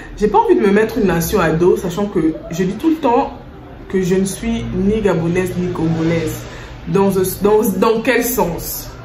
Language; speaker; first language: French; native; French